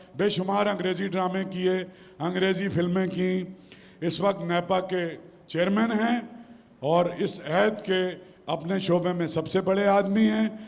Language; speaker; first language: Urdu; native; Urdu